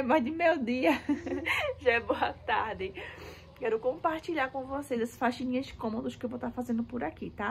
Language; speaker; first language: Portuguese; native; Portuguese